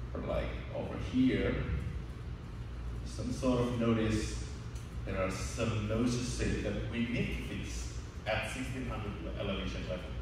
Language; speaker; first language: English; non-native, fluent; Indonesian